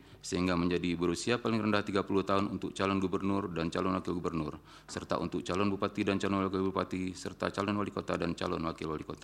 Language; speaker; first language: Indonesian; native; Indonesian